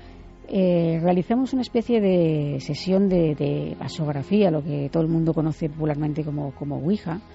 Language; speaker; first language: Spanish; native; Spanish